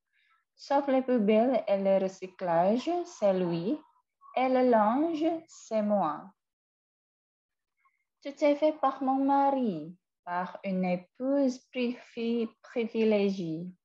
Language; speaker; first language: French; non-native, fluent; Indonesian